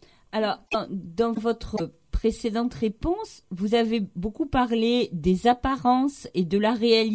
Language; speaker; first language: French; non-native, learner; English